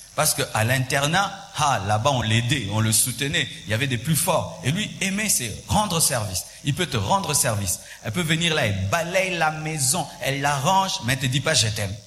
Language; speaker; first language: French; non-native, local second language; Swahili